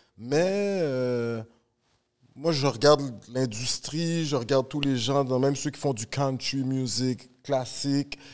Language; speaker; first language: French; native; French